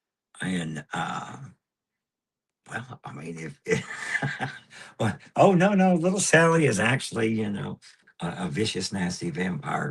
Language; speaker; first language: English; native; English